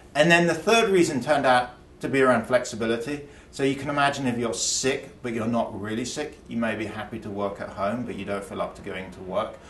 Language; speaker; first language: English; native; English